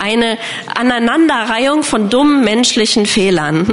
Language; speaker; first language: German; non-native, fluent; English